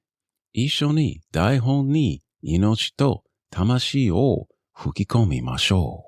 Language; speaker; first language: Japanese; non-native, learner; English